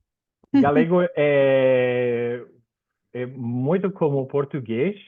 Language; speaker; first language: Portuguese; non-native, fluent; Spanish